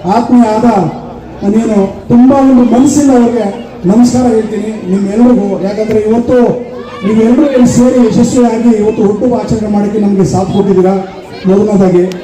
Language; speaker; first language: Kannada; non-native, local second language; Urdu